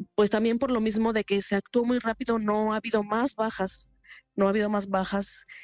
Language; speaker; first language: Spanish; native; Spanish